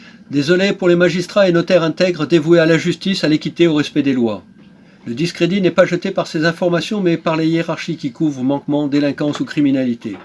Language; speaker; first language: French; native; French